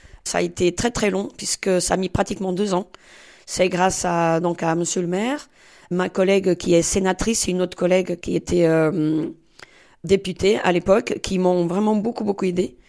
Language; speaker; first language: French; non-native, fluent; Portuguese